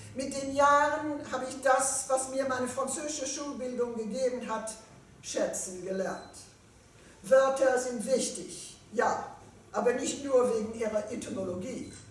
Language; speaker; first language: German; non-native, fluent; French